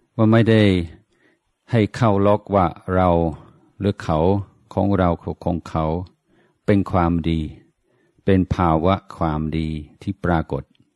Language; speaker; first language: Thai; non-native, fluent; English